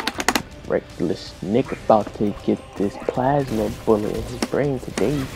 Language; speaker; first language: English; native; English